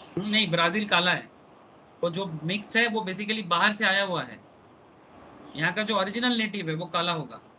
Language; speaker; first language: Hindi; non-native, local second language; Bangla